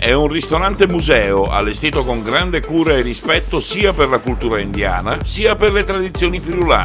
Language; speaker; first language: Italian; native; Italian